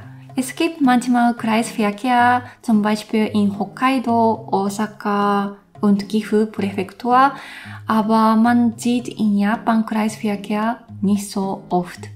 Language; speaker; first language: German; non-native, fluent; Japanese